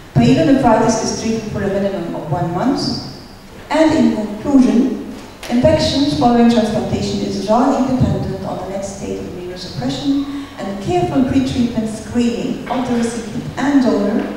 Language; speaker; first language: English; non-native, fluent; Arabic